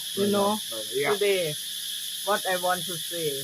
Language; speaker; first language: English; non-native, learner; Thai